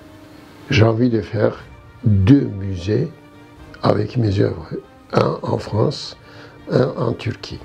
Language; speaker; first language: French; non-native, learner; Turkish